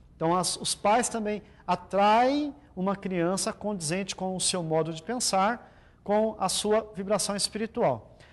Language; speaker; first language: Portuguese; native; Portuguese